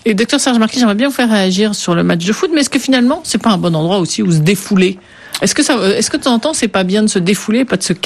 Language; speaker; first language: French; native; French